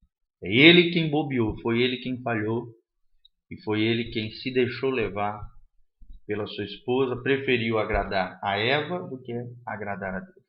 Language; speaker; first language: Portuguese; native; Portuguese